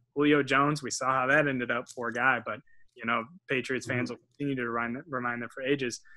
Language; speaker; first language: English; native; English